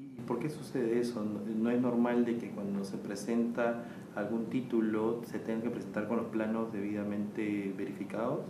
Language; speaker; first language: Spanish; native; Spanish